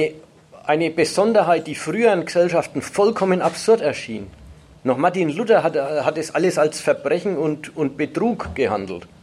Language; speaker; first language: German; native; German